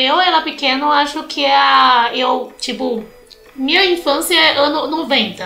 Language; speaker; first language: Portuguese; non-native, fluent; Chinese